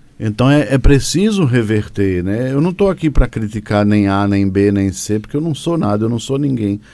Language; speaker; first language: Portuguese; native; Portuguese